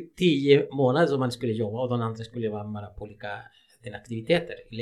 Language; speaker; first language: Swedish; non-native, fluent; Spanish